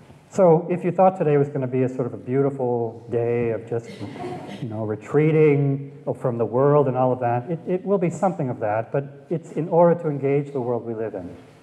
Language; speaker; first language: English; native; English